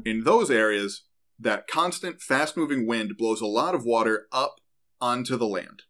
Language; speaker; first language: English; native; English